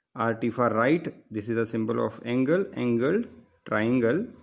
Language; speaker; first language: English; non-native, local second language; Punjabi